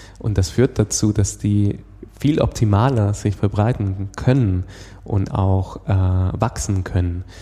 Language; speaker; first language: German; non-native, fluent; Spanish